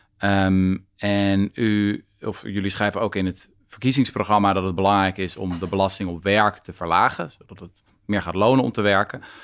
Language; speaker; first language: Dutch; native; Dutch